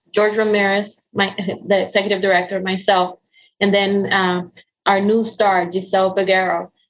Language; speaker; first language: English; non-native, fluent; Spanish